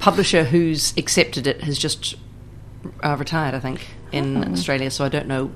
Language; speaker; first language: English; native; English